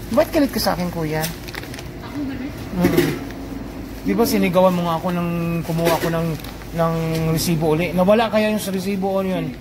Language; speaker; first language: Filipino; non-native, local second language; Cebuano